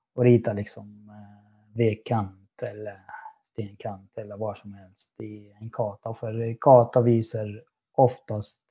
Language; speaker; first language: Swedish; non-native, fluent; Arabic